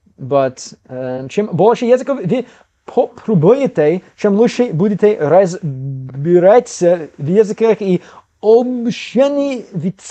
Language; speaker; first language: Russian; non-native, learner; English